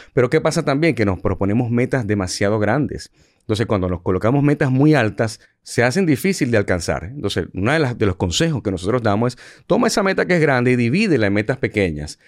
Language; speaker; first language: Spanish; native; Spanish